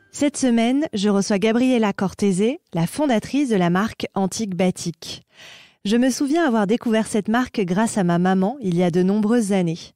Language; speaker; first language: French; native; French